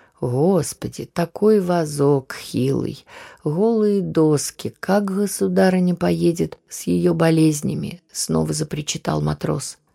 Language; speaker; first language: Russian; native; Russian